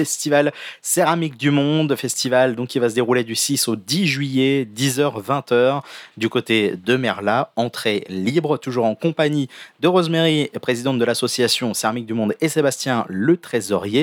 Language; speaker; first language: French; native; French